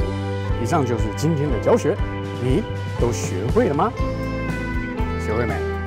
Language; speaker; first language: Chinese; native; Chinese